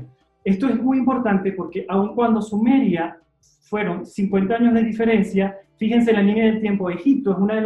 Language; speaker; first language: Spanish; native; Spanish